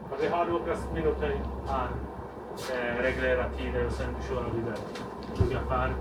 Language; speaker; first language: Swedish; non-native, learner; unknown